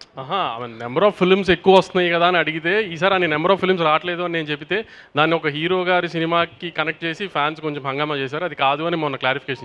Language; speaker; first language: Telugu; native; Telugu